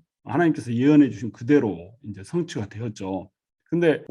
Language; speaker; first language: Korean; native; Korean